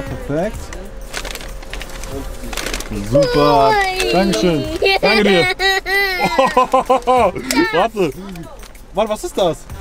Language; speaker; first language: German; native; German